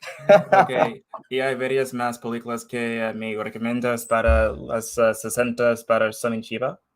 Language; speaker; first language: Spanish; non-native, fluent; English